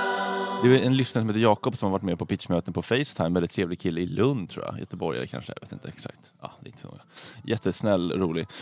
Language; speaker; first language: Swedish; native; Swedish